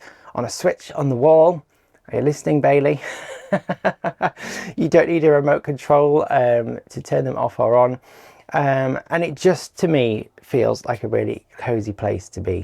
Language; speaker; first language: English; native; English